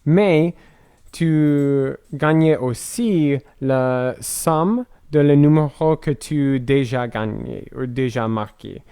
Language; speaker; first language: French; non-native, learner; English